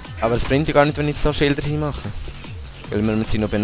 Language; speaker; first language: German; native; German